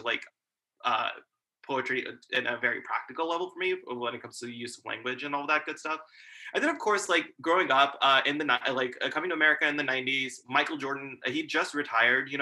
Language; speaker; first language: English; early bilingual, other home language; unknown